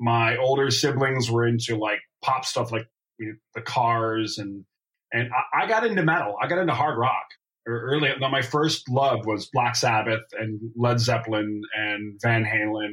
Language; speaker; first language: English; native; English